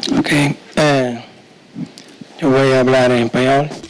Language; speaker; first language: Spanish; non-native, learner; Portuguese